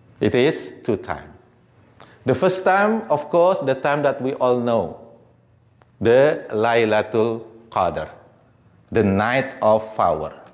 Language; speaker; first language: English; non-native, fluent; Indonesian